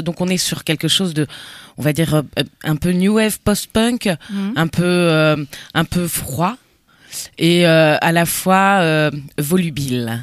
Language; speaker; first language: French; native; French